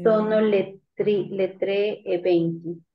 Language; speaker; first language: Italian; non-native, learner; Spanish